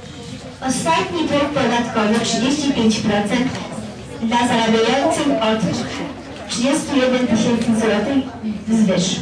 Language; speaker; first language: Polish; native; Polish